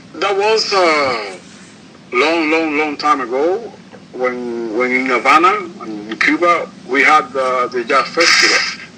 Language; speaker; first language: English; non-native, learner; Spanish